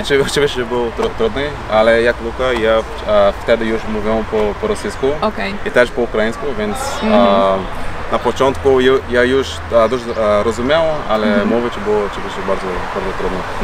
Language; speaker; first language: Polish; non-native, fluent; Portuguese